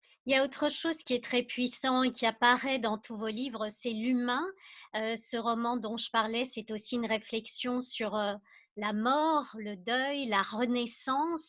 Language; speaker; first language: French; native; French